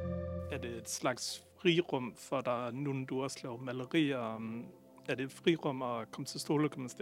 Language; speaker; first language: Danish; native; Danish